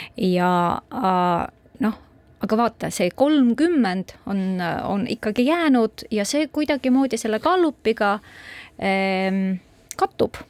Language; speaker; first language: Estonian; non-native, local second language; Russian